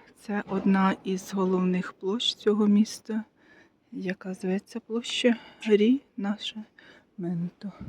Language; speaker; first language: Ukrainian; native; Ukrainian